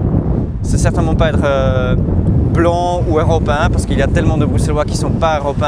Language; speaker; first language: French; non-native, fluent; Polish